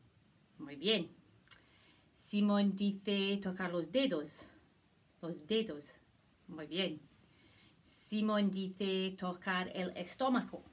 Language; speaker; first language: Spanish; non-native, learner; English